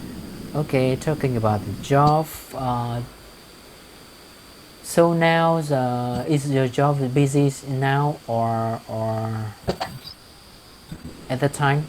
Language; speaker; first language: English; non-native, fluent; Vietnamese